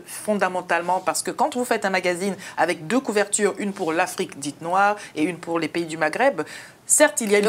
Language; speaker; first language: French; native; French